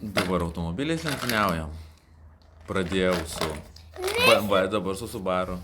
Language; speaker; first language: Lithuanian; native; Lithuanian